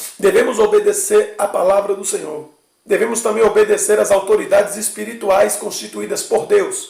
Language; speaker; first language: Portuguese; native; Portuguese